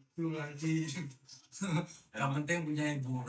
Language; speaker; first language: Indonesian; native; Indonesian